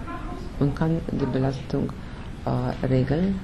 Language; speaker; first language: German; non-native, learner; Russian